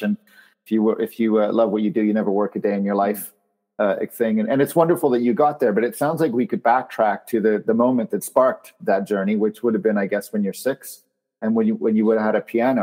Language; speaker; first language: English; native; English